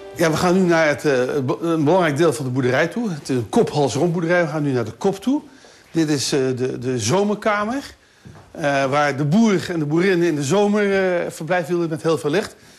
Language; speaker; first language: Dutch; native; Dutch